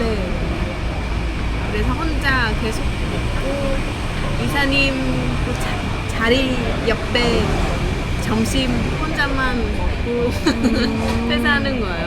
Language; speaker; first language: Korean; non-native, local second language; Vietnamese